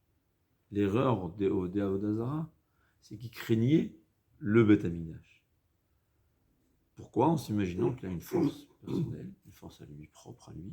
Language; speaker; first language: French; native; French